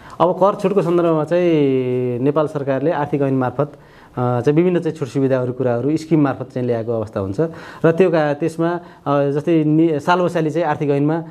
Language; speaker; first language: Nepali; native; Nepali